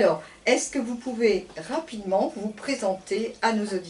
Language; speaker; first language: French; native; French